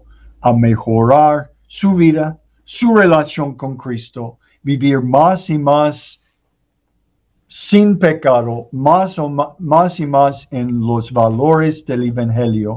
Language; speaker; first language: Spanish; non-native, learner; English